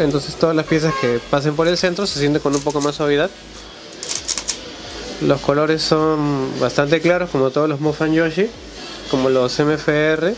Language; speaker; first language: Spanish; native; Spanish